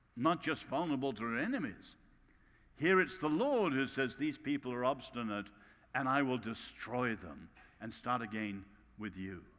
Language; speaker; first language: English; native; English